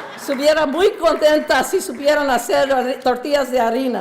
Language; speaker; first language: Spanish; early bilingual, other home language; English